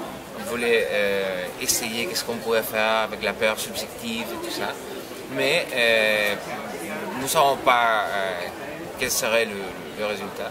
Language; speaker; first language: French; non-native, fluent; Spanish